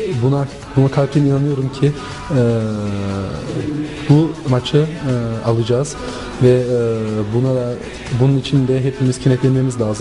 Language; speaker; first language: Turkish; non-native, local second language; German